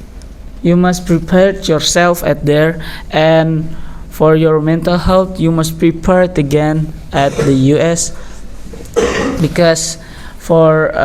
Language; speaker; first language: English; non-native, learner; Indonesian